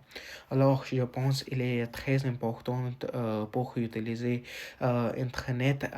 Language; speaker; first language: French; non-native, learner; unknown